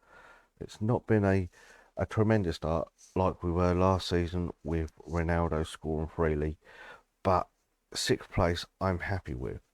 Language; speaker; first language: English; native; English